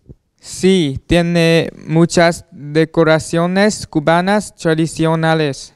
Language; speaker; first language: Spanish; non-native, learner; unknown